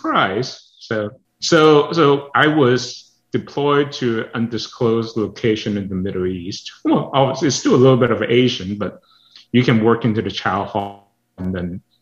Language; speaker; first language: English; non-native, local second language; Cantonese